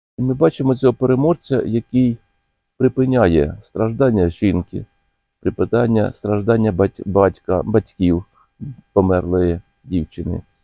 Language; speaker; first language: Ukrainian; native; Ukrainian